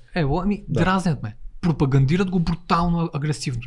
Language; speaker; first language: Bulgarian; native; Bulgarian